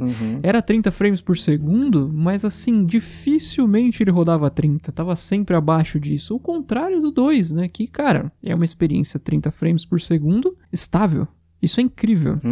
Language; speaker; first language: Portuguese; native; Portuguese